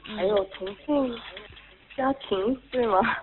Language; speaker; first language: Chinese; non-native, fluent; Korean